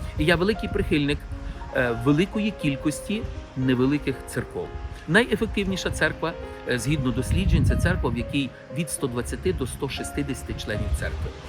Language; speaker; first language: Ukrainian; native; Ukrainian